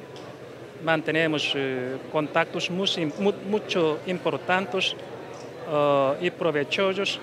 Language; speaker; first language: Spanish; non-native, fluent; Korean